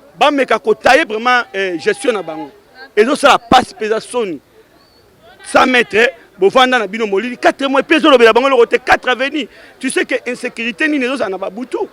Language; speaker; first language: Lingala; native; Lingala